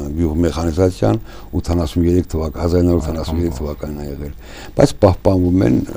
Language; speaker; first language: Armenian; native; Armenian